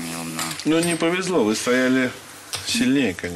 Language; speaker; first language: Russian; native; Russian